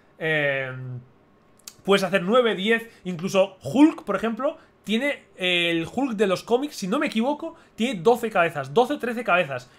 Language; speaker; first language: Spanish; native; Spanish